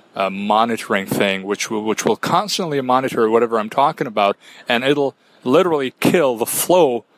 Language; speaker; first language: English; non-native, fluent; Persian